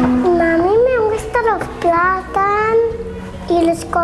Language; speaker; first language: Spanish; non-native, local second language; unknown